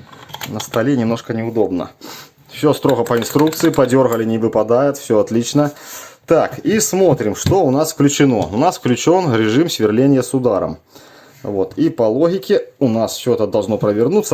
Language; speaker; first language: Russian; native; Russian